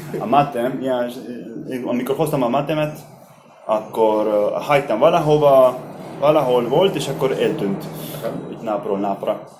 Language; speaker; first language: Hungarian; non-native, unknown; Spanish